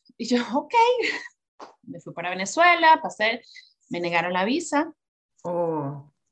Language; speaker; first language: Spanish; native; Spanish